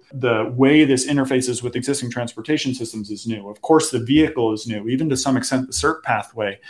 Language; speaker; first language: English; native; English